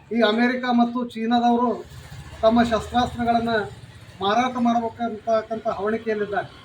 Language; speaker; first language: Kannada; native; Kannada